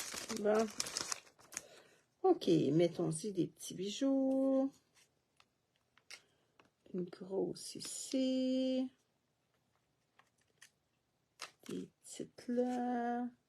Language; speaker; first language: French; native; French